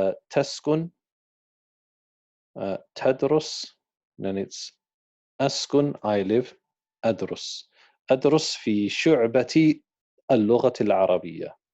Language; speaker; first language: Arabic; non-native, fluent; English